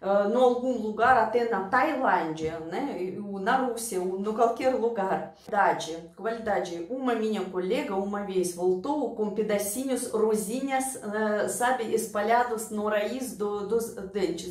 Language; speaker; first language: Portuguese; non-native, fluent; Russian